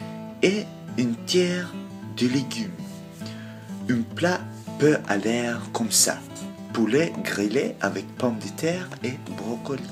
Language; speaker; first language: French; non-native, learner; Swedish